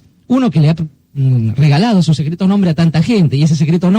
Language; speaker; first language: Spanish; native; Spanish